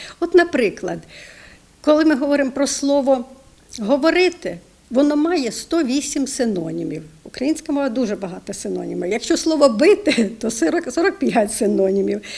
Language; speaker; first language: Ukrainian; native; Ukrainian